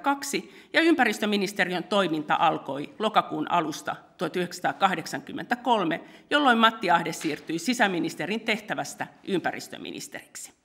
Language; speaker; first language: Finnish; native; Finnish